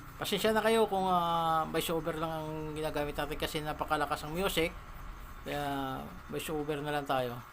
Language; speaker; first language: Filipino; native; Filipino